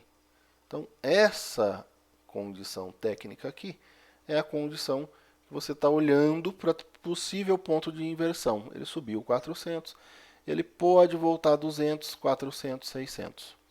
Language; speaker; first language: Portuguese; native; Portuguese